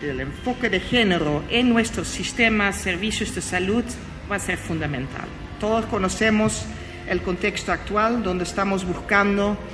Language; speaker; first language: Spanish; non-native, fluent; Dutch